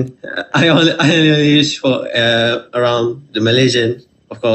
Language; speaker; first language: English; non-native, fluent; Malay